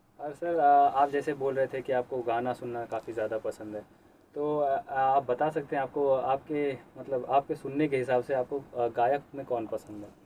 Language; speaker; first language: Hindi; native; Hindi